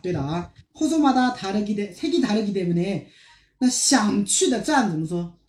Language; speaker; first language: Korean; non-native, fluent; Chinese